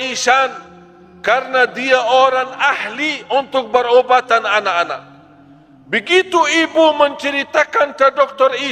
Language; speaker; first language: Malay; non-native, fluent; Arabic